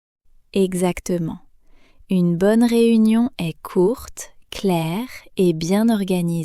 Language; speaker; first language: French; native; French